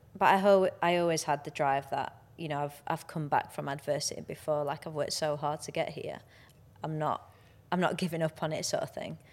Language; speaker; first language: English; native; English